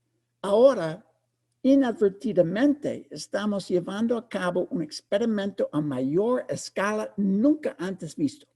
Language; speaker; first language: Spanish; non-native, fluent; English